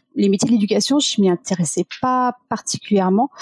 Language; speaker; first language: French; native; French